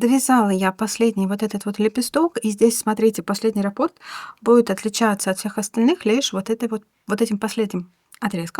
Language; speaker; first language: Russian; native; Russian